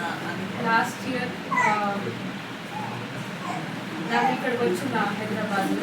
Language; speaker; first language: Telugu; non-native, learner; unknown